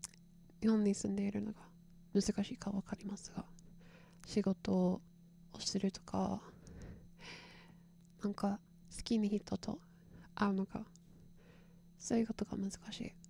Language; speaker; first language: Japanese; non-native, learner; English